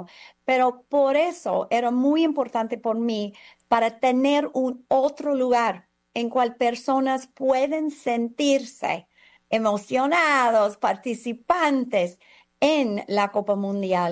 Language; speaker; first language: Spanish; non-native, fluent; English